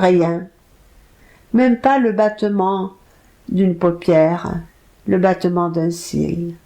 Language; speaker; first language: French; native; French